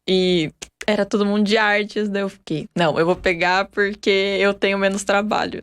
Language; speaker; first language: Portuguese; native; Portuguese